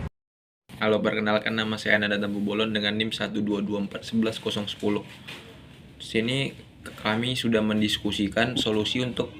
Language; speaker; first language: Indonesian; native; Indonesian